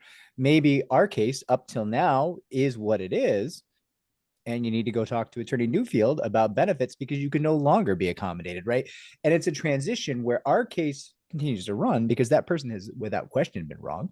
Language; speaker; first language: English; native; English